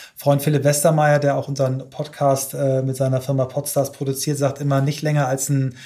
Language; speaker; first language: German; native; German